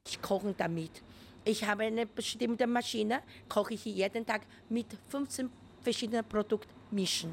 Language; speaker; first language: German; non-native, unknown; Chinese